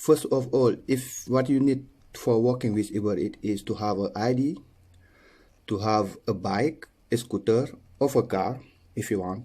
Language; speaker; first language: English; non-native, learner; Wolof